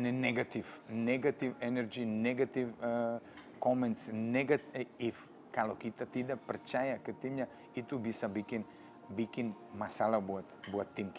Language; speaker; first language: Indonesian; non-native, fluent; Serbian